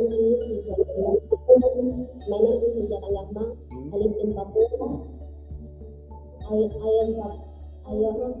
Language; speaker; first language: English; non-native, learner; Indonesian